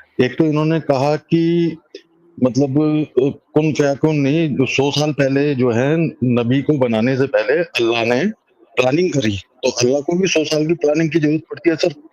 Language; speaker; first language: Urdu; native; Urdu